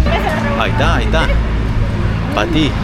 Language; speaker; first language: Spanish; early bilingual, heritage; Spanish